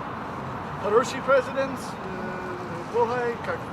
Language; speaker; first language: Russian; non-native, learner; English